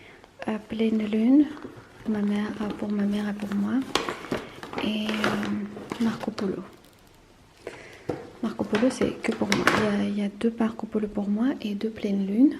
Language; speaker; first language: French; non-native, fluent; Armenian